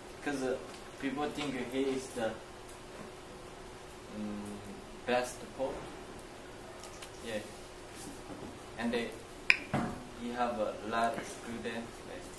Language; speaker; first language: English; non-native, learner; Chinese